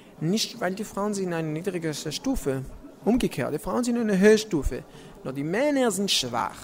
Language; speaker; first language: German; non-native, learner; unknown